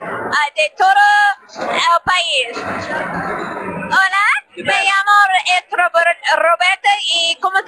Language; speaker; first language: Spanish; non-native, learner; English